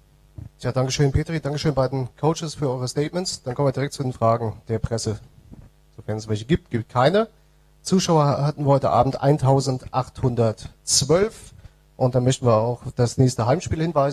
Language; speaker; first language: German; native; German